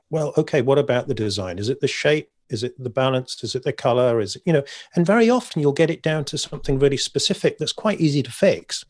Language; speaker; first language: English; native; English